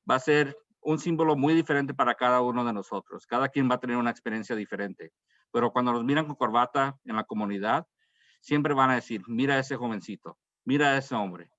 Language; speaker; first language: Spanish; early bilingual, heritage; Spanish